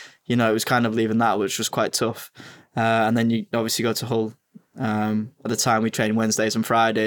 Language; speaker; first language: English; native; English